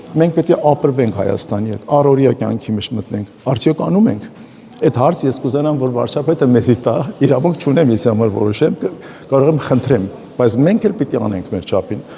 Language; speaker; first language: Armenian; early bilingual, heritage; Armenian